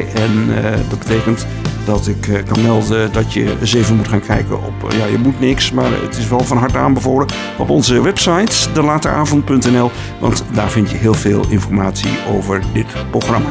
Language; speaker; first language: Dutch; native; Dutch